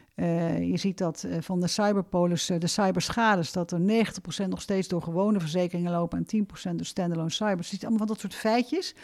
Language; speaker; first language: Dutch; native; Dutch